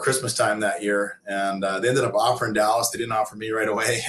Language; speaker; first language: English; native; English